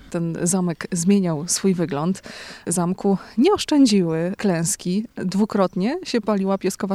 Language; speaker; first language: Polish; native; Polish